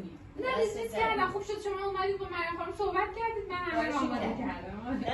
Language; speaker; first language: Persian; native; Persian